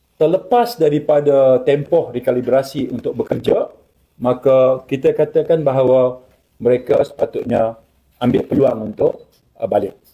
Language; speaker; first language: Malay; native; Malay